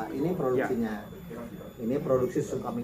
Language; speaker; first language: Indonesian; native; Indonesian